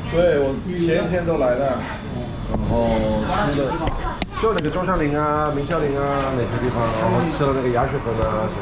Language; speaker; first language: Chinese; non-native, fluent; English